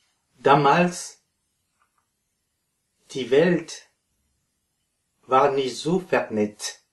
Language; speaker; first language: German; non-native, fluent; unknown